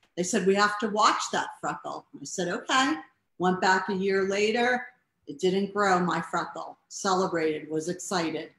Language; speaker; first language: English; native; English